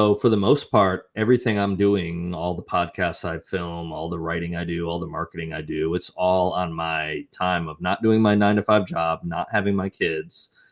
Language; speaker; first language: English; native; English